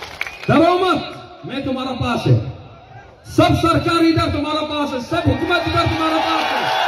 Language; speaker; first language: Hindi; non-native, learner; Arabic